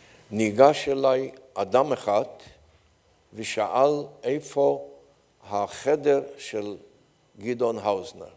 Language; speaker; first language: Hebrew; non-native, fluent; Polish